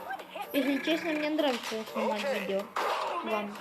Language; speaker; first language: Russian; non-native, local second language; Ukrainian